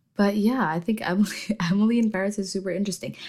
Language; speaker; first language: English; non-native, fluent; Indonesian